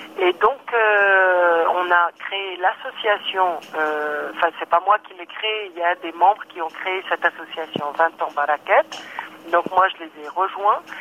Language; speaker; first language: French; non-native, local second language; Arabic